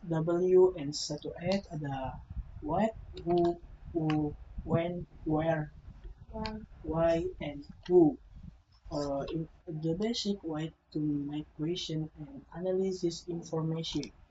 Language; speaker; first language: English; non-native, learner; Indonesian